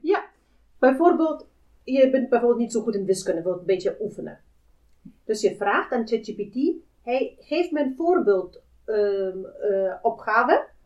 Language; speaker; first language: Dutch; non-native, fluent; German